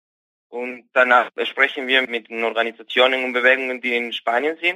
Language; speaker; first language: German; non-native, fluent; Spanish